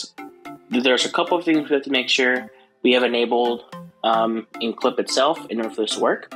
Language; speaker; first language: English; native; English